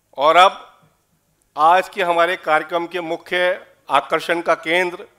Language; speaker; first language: Hindi; native; Hindi